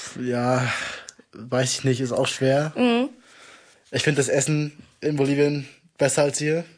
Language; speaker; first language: German; native; German